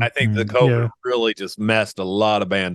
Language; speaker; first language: English; native; English